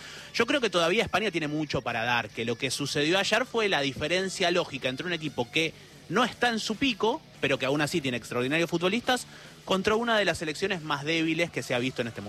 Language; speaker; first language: Spanish; native; Spanish